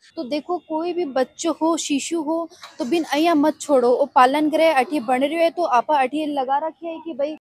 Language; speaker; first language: Hindi; native; Hindi